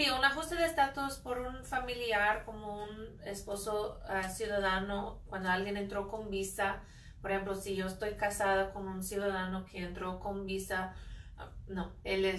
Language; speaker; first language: Spanish; non-native, fluent; English